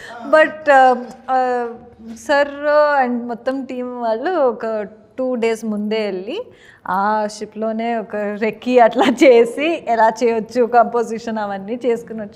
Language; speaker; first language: Telugu; non-native, learner; Kannada